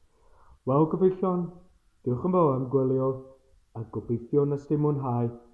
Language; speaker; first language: Welsh; non-native, learner; English